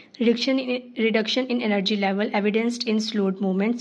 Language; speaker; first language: English; non-native, local second language; Urdu